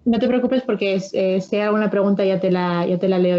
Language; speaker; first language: Spanish; native; Spanish